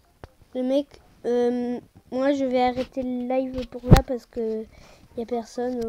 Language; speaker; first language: French; native; French